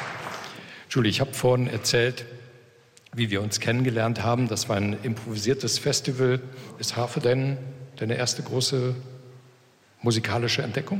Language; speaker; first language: German; native; German